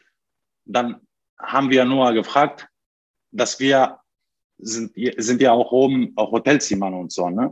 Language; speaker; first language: German; non-native, fluent; Turkish